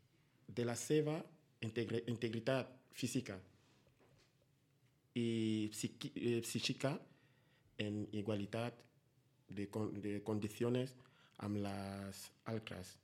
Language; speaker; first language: Catalan; non-native, learner; Spanish